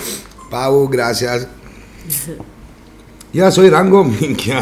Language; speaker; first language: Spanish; non-native, fluent; Italian